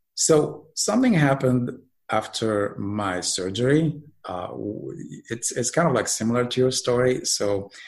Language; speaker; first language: English; non-native, fluent; Arabic